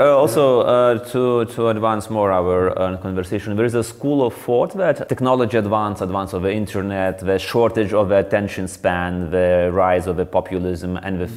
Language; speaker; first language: English; non-native, fluent; Lithuanian